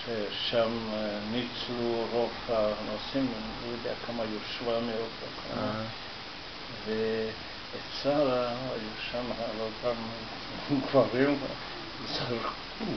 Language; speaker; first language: Hebrew; non-native, fluent; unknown